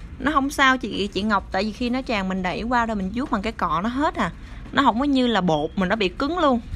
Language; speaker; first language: Vietnamese; early bilingual, other home language; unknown